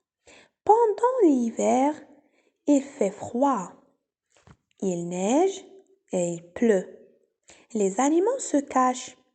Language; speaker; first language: French; non-native, local second language; Arabic